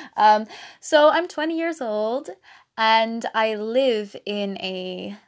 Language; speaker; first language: English; non-native, fluent; Dutch